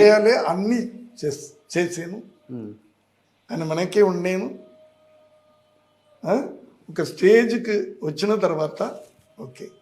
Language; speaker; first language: Telugu; non-native, learner; Tamil